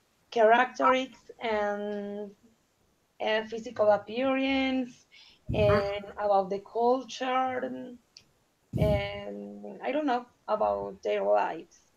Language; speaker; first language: English; non-native, learner; Spanish